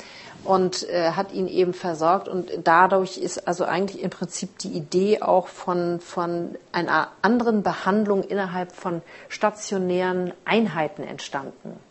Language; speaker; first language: German; native; German